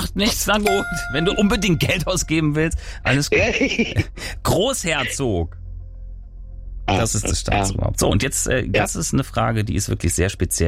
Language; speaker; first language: German; native; German